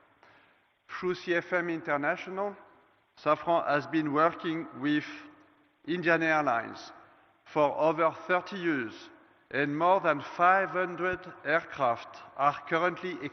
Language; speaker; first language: English; non-native, fluent; French